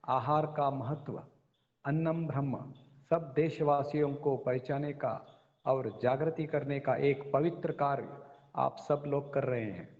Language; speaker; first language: Hindi; non-native, local second language; Kannada